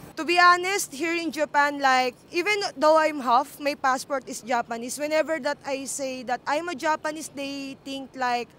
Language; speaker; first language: English; non-native, local second language; Filipino